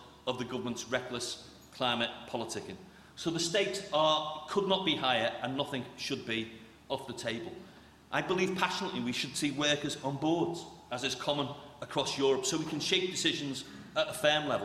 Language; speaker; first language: English; native; English